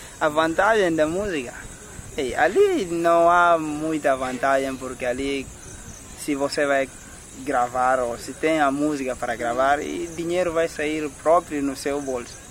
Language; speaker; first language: Portuguese; non-native, local second language; Upper Guinea Crioulo